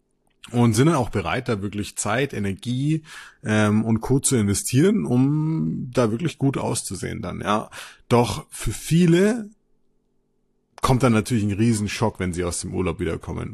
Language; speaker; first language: German; native; German